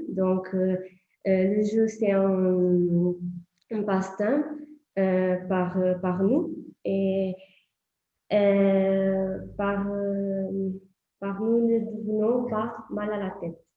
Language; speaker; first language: French; non-native, learner; Portuguese